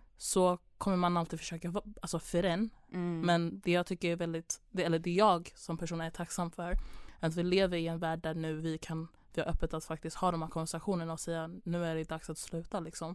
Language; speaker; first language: Swedish; early bilingual, other home language; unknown